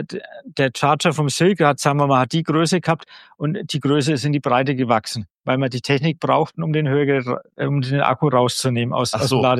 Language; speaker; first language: German; native; German